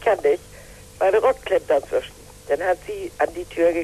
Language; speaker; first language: German; native; German